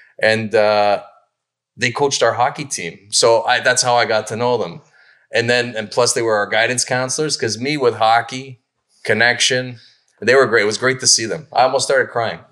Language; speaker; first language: English; native; English